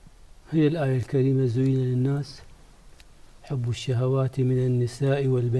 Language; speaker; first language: Arabic; native; Arabic